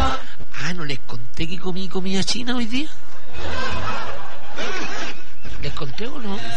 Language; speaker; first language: Spanish; native; Spanish